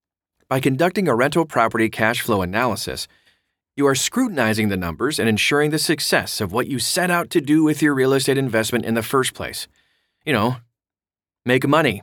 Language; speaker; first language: English; native; English